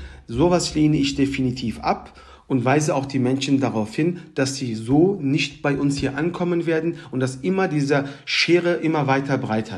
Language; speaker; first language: German; early bilingual, other home language; Turkish